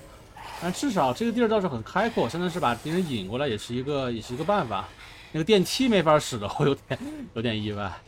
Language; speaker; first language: Chinese; native; Chinese